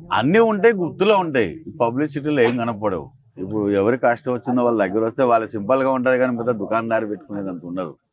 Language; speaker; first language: Telugu; native; Telugu